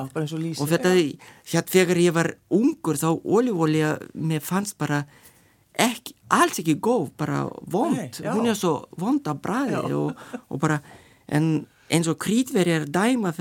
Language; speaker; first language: Icelandic; non-native, fluent; Lithuanian